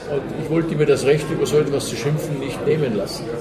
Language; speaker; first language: German; native; German